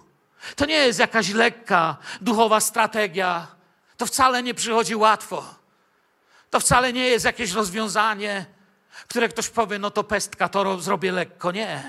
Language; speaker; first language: Polish; native; Polish